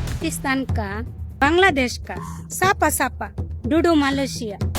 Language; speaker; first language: Malay; non-native, learner; Bangla